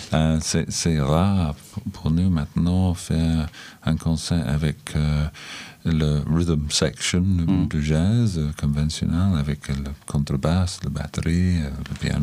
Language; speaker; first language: French; non-native, learner; English